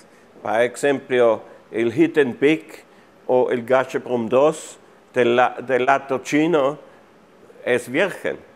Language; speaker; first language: Spanish; non-native, fluent; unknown